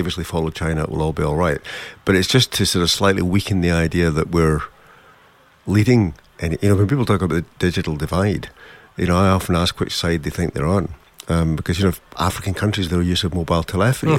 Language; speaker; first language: English; native; English